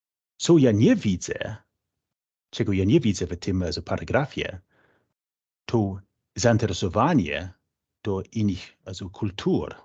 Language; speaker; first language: Polish; non-native, fluent; English